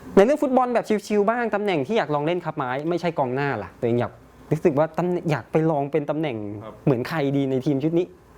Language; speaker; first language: Thai; native; Thai